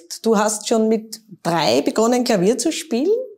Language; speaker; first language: German; native; German